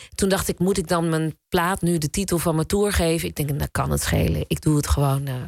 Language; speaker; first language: Dutch; native; Dutch